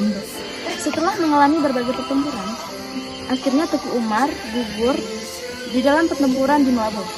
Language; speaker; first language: Indonesian; native; Indonesian